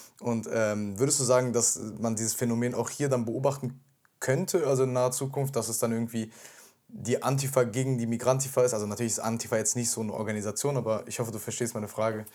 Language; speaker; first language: German; early bilingual, other home language; Turkish